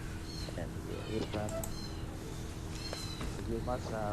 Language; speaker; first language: English; non-native, learner; Vietnamese